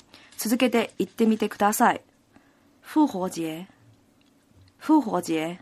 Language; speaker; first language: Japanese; non-native, fluent; Cantonese